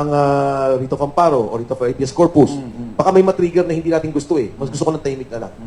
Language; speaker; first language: Filipino; native; Filipino